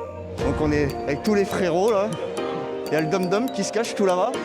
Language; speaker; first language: French; native; French